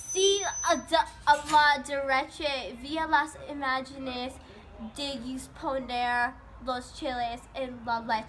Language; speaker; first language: Spanish; non-native, learner; English